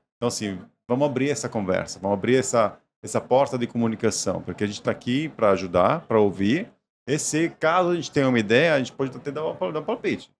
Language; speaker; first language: Portuguese; non-native, fluent; Italian